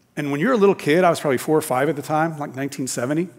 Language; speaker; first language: English; native; English